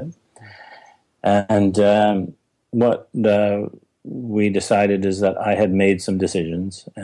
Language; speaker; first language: English; native; English